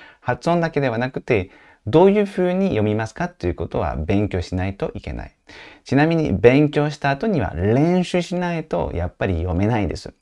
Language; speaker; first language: Japanese; non-native, fluent; French